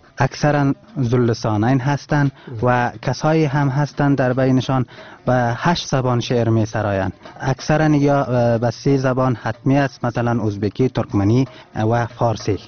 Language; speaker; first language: Persian; non-native, local second language; Turkmen